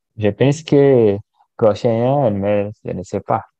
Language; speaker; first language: French; non-native, learner; Portuguese